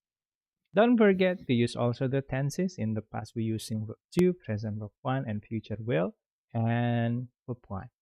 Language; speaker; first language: English; non-native, fluent; Indonesian